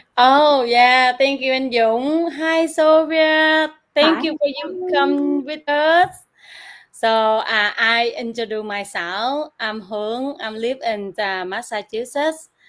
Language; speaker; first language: English; non-native, learner; Vietnamese